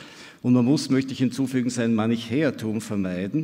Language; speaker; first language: German; native; German